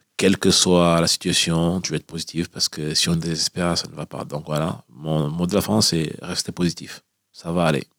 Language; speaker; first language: French; early bilingual, other home language; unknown